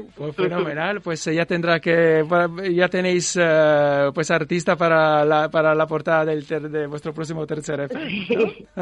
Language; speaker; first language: Spanish; non-native, fluent; Italian